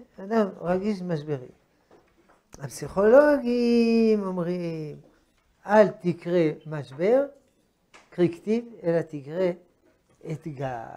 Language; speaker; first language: Hebrew; non-native, fluent; French